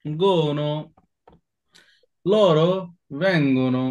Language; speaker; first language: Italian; non-native, fluent; Bangla